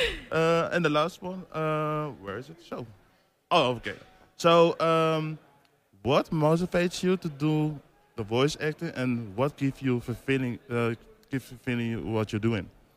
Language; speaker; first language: English; non-native, learner; Dutch